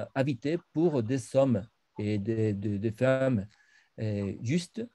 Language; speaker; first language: French; non-native, fluent; Spanish